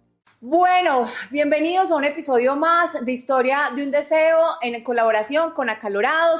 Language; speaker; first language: Spanish; native; Spanish